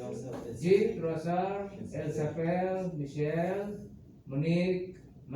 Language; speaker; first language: French; non-native, learner; Turkish